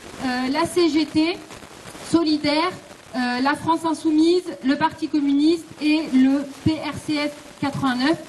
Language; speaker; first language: French; native; French